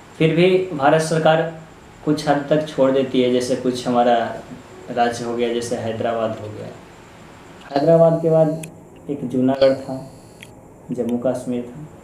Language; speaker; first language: Hindi; native; Hindi